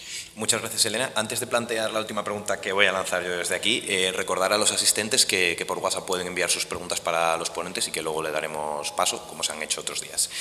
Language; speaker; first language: Spanish; native; Spanish